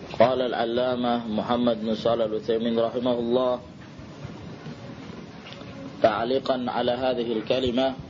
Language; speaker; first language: Arabic; non-native, fluent; Indonesian